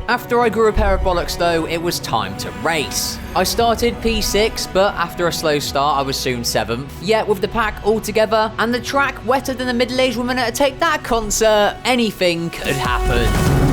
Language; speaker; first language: English; native; English